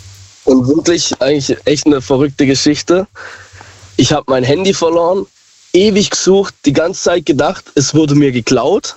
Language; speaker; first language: German; native; German